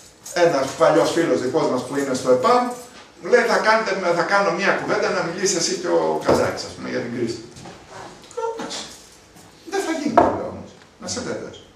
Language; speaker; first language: Greek; native; Greek